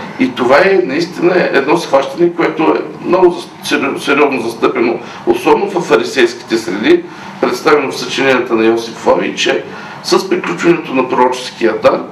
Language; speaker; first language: Bulgarian; native; Bulgarian